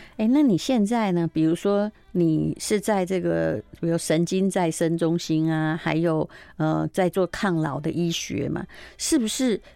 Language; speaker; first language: Chinese; native; Chinese